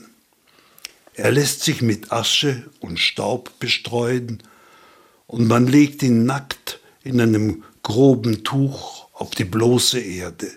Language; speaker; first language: German; native; German